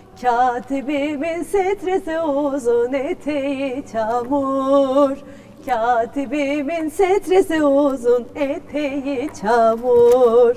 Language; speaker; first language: Turkish; native; Turkish